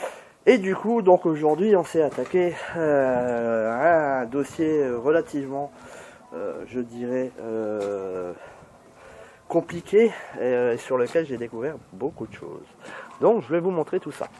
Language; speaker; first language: French; native; French